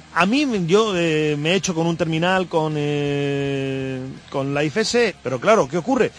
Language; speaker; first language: Spanish; native; Spanish